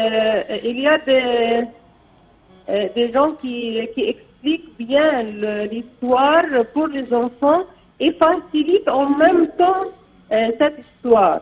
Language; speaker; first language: French; non-native, fluent; Arabic